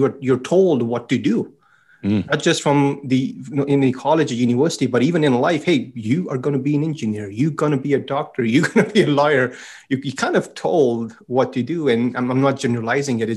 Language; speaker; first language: English; non-native, local second language; Punjabi